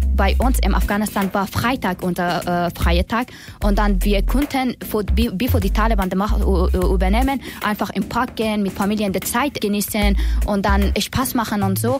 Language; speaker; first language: German; non-native, learner; Persian